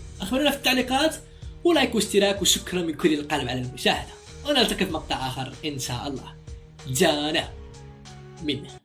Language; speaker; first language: Arabic; native; Arabic